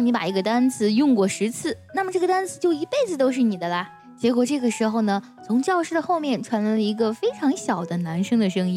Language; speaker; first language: Chinese; native; Chinese